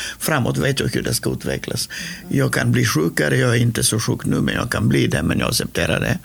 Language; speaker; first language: Swedish; non-native, fluent; Macedonian